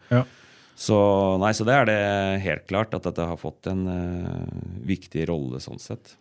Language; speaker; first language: Norwegian; native; Norwegian